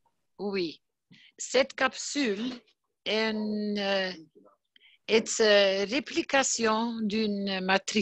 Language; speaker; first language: French; non-native, learner; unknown